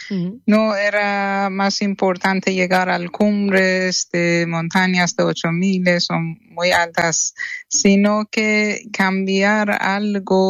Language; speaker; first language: Spanish; non-native, learner; Persian